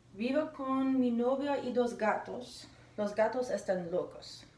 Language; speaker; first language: Spanish; non-native, learner; English